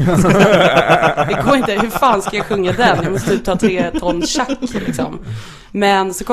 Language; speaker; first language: Swedish; native; Swedish